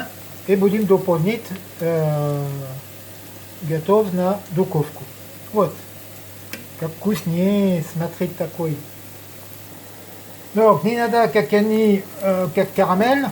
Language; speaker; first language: Russian; non-native, learner; French